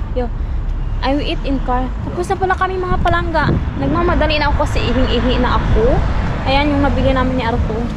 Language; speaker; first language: Filipino; non-native, local second language; Hiligaynon